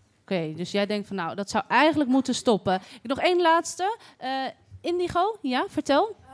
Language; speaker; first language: Dutch; native; Dutch